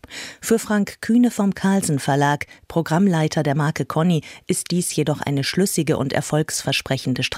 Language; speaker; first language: German; native; German